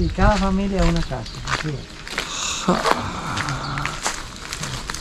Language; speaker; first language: Spanish; early bilingual, other home language; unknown